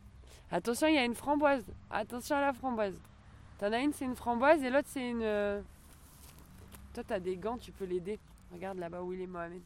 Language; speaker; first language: French; native; French